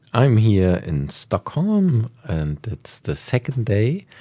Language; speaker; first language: English; non-native, fluent; German